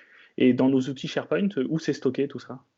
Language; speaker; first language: French; native; French